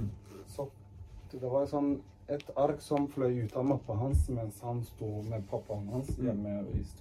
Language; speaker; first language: Norwegian; early bilingual, other home language; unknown